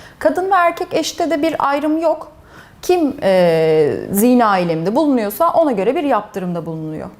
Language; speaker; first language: Turkish; early bilingual, heritage; Turkish